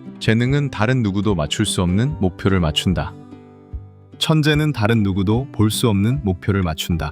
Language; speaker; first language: Korean; native; Korean